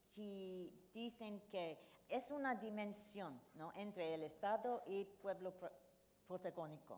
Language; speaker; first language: Spanish; non-native, fluent; English